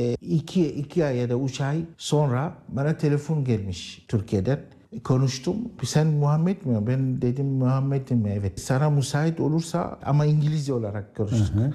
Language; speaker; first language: Turkish; non-native, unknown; Arabic